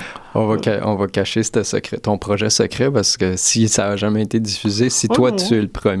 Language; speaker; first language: French; native; French